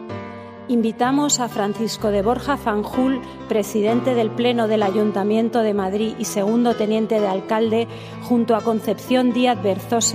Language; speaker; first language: Spanish; native; Spanish